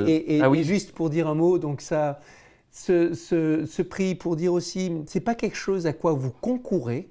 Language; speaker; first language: French; native; French